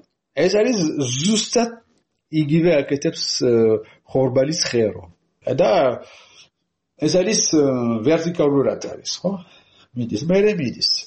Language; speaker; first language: Georgian; non-native, learner; French